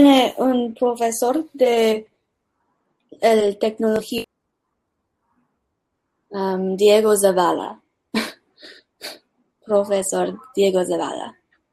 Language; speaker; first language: Spanish; early bilingual, heritage; English